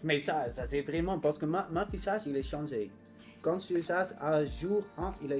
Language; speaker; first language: French; non-native, learner; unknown